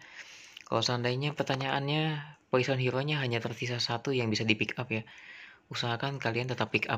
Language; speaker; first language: Indonesian; native; Indonesian